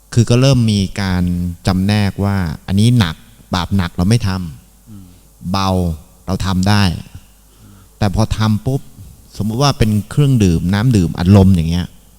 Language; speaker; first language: Thai; native; Thai